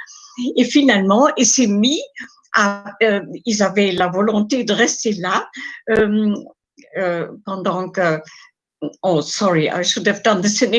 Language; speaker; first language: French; non-native, fluent; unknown